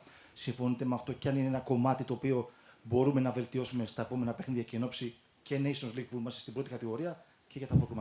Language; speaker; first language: Greek; native; Greek